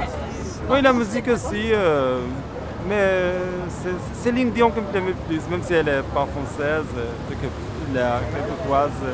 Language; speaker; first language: French; non-native, fluent; Albanian